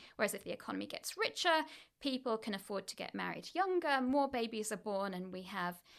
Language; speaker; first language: English; native; English